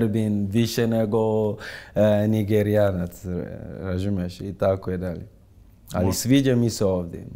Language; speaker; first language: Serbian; non-native, fluent; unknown